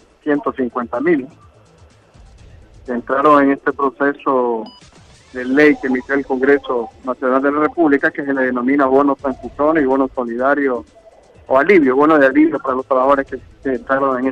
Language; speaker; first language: Spanish; native; Spanish